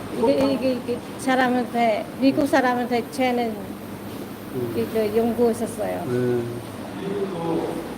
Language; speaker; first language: Korean; non-native, learner; Vietnamese